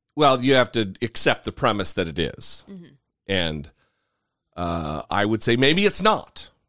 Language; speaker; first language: English; native; English